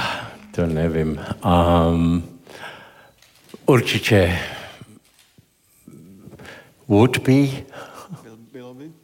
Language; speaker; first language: Czech; non-native, learner; English